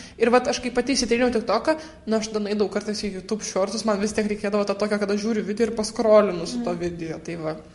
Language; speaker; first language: Lithuanian; native; Lithuanian